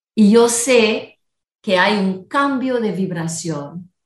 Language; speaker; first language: Spanish; non-native, fluent; English